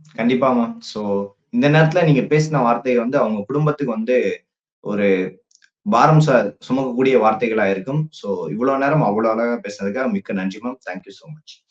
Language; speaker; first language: Tamil; native; Tamil